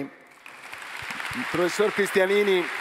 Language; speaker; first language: Italian; native; Italian